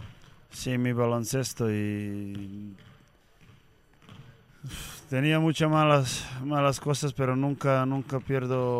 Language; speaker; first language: Spanish; non-native, learner; Serbian